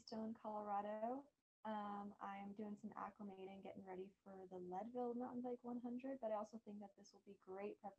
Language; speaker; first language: English; native; English